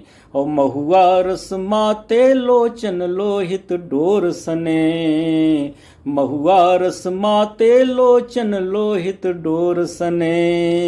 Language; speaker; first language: Hindi; native; Hindi